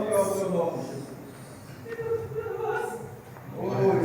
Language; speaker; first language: Portuguese; native; Portuguese